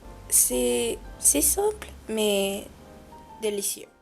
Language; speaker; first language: French; non-native, learner; Spanish